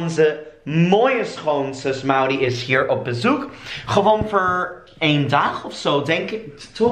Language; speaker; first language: Dutch; non-native, learner; English